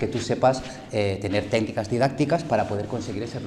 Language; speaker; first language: Spanish; early bilingual, other home language; Korean